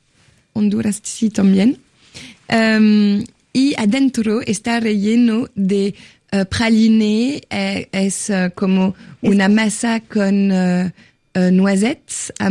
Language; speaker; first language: Spanish; non-native, fluent; French